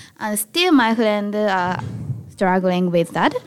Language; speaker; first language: English; non-native, learner; Japanese